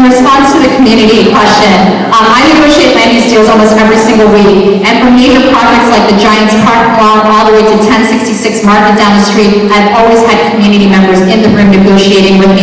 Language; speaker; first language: English; native; English